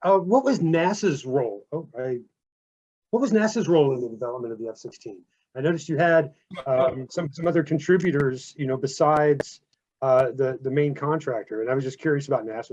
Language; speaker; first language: English; native; English